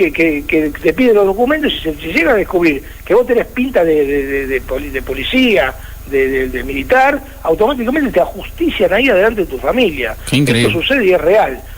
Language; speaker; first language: Spanish; native; Spanish